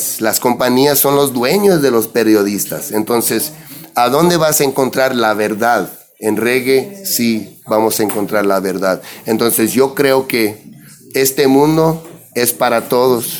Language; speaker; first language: Spanish; early bilingual, heritage; English